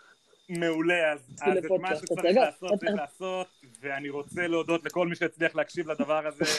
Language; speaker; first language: Hebrew; native; Hebrew